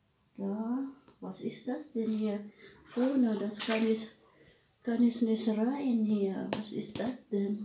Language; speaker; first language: German; non-native, learner; Filipino